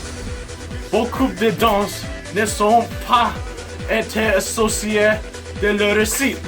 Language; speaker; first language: French; non-native, learner; English